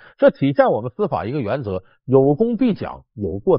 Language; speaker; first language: Chinese; native; Chinese